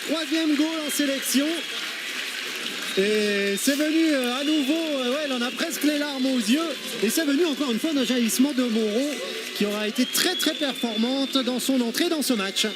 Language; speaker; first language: French; native; French